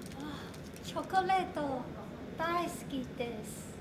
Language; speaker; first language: Japanese; non-native, learner; Cantonese